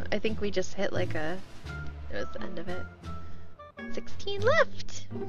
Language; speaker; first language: English; native; English